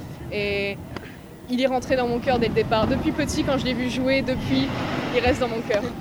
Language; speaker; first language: French; native; French